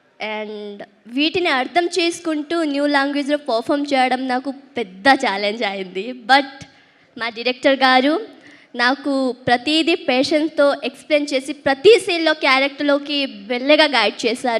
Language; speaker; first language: Telugu; non-native, learner; Odia